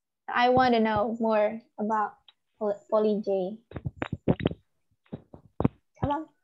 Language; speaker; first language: English; non-native, learner; Indonesian